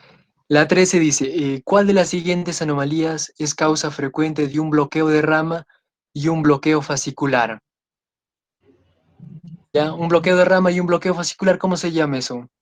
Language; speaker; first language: Spanish; native; Spanish